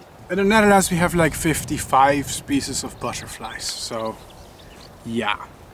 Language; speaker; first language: English; non-native, fluent; Dutch